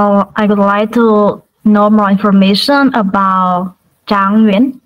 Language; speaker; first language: English; non-native, learner; Vietnamese